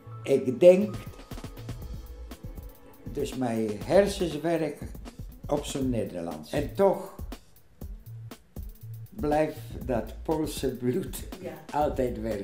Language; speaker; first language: Dutch; non-native, fluent; Polish